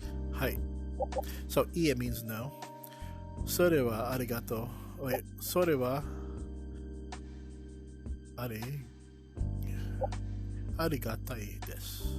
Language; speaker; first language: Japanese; non-native, learner; English